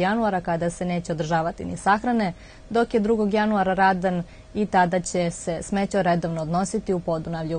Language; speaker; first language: Serbian; native; Serbian